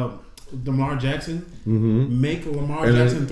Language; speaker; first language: English; native; English